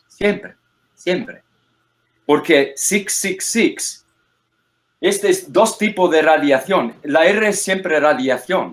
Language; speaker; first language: Spanish; non-native, fluent; English